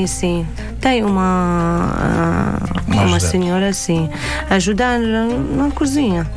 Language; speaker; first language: Portuguese; non-native, learner; Arabic